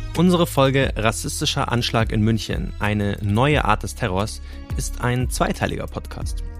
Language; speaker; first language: German; native; German